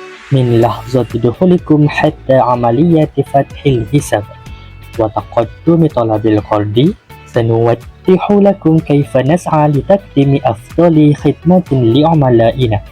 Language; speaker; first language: Arabic; non-native, learner; Malay